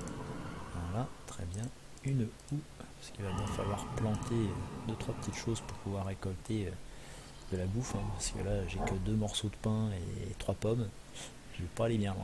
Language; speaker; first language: French; native; French